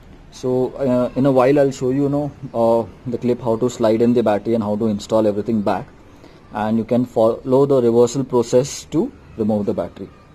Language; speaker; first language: English; non-native, local second language; Gujarati